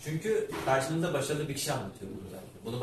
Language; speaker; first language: Turkish; native; Turkish